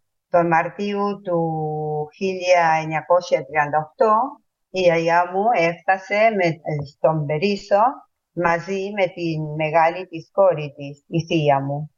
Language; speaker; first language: Greek; early bilingual, heritage; Spanish